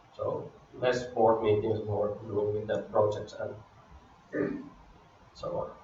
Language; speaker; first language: English; non-native, fluent; Finnish